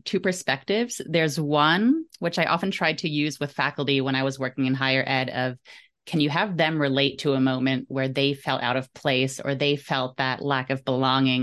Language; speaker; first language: English; early bilingual, other home language; German